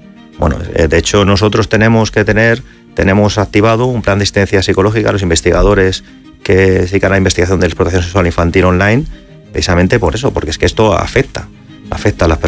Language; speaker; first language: Spanish; native; Spanish